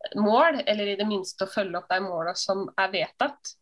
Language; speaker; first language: Norwegian; native; Norwegian